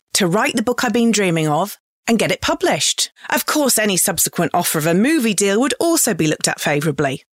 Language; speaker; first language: English; native; English